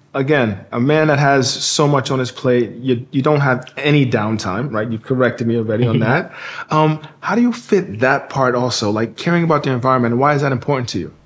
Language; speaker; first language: English; native; English